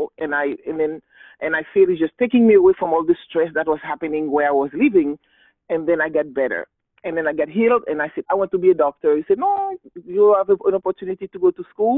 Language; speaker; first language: English; non-native, fluent; Haitian Creole